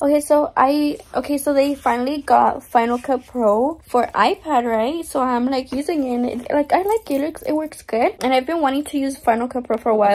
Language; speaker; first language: English; early bilingual, other home language; Spanish